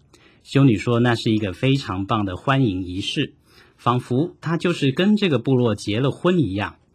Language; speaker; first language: Chinese; native; Chinese